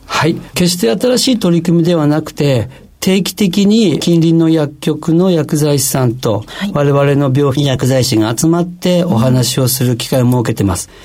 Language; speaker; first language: Japanese; native; Japanese